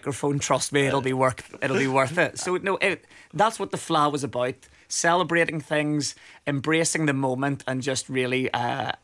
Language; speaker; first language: English; native; English